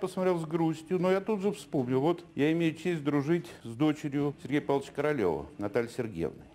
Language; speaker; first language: Russian; native; Russian